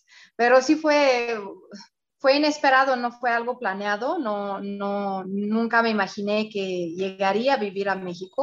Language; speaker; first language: Spanish; non-native, fluent; Romanian